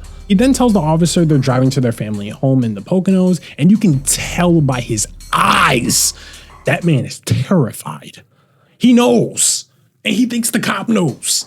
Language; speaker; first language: English; native; English